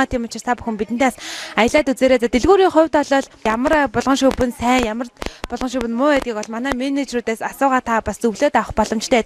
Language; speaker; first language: Mongolian; native; Mongolian